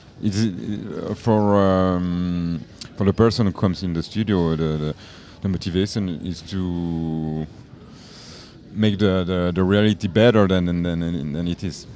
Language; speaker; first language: English; non-native, learner; French